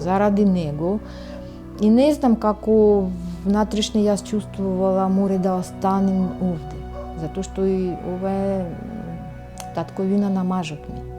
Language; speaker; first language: Macedonian; non-native, learner; Russian